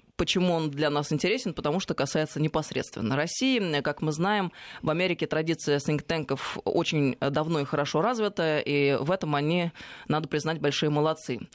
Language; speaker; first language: Russian; native; Russian